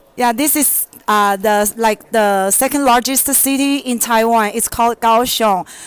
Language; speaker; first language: English; non-native, fluent; Chinese